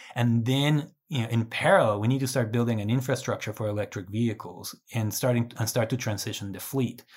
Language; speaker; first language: English; non-native, fluent; Spanish